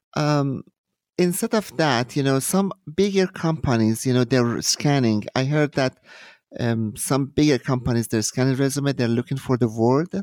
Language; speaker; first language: English; non-native, fluent; Persian